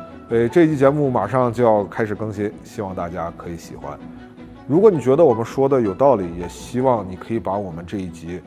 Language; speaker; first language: Chinese; native; Chinese